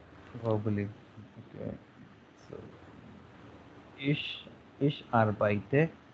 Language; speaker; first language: German; non-native, learner; Hindi